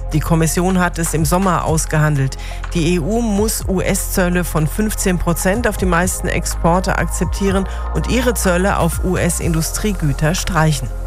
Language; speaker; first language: German; native; German